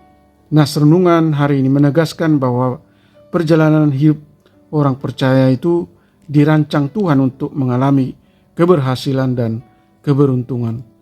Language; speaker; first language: Indonesian; native; Indonesian